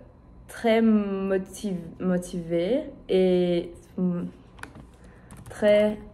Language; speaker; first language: French; non-native, learner; Portuguese